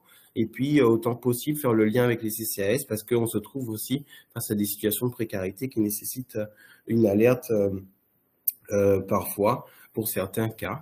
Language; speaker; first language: French; native; French